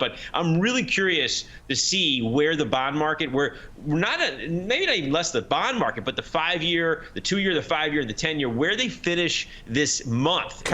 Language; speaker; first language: English; native; English